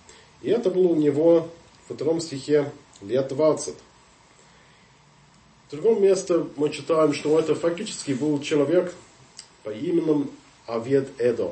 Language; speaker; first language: Russian; non-native, fluent; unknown